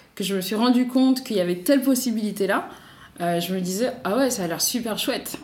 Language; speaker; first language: French; native; French